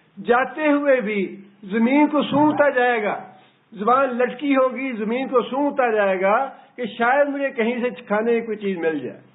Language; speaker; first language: Urdu; non-native, local second language; Punjabi